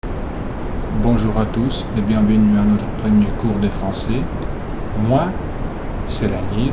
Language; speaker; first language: French; non-native, fluent; Russian